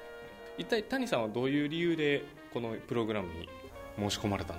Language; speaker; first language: Japanese; native; Japanese